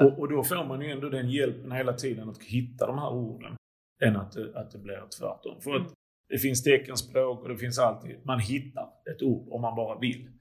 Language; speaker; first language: Swedish; early bilingual, other home language; Croatian